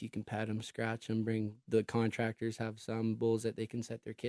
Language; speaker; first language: English; native; English